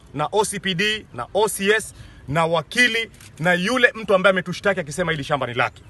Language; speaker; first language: Swahili; native; Swahili